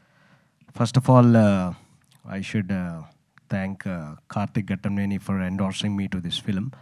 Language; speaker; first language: Telugu; native; Telugu